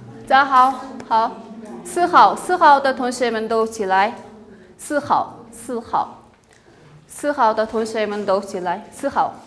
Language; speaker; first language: Chinese; non-native, fluent; Mongolian